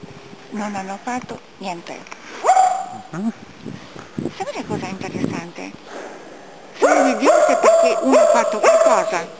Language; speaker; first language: Italian; non-native, learner; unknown